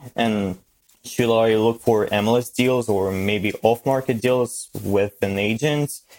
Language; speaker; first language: English; non-native, fluent; French